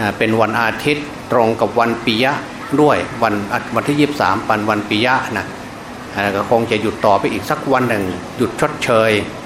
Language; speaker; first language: Thai; non-native, local second language; Northeastern Thai